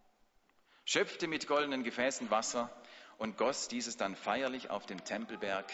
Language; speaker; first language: German; native; German